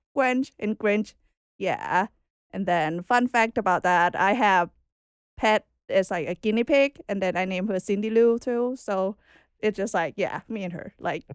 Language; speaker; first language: English; non-native, learner; Thai